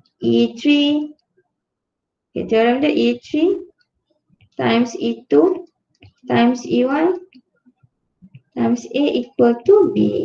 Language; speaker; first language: English; non-native, local second language; Malay